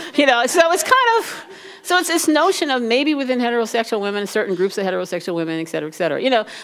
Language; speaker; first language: English; native; English